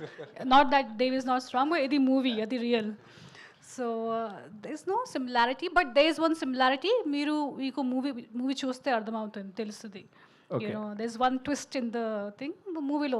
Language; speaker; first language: Telugu; non-native, local second language; Hindi